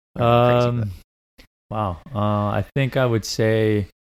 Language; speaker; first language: English; native; English